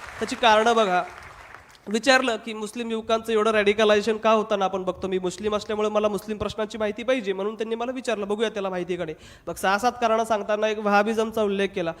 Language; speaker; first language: Marathi; non-native, local second language; Hindi